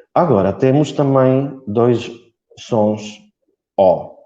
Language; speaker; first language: Portuguese; non-native, fluent; Polish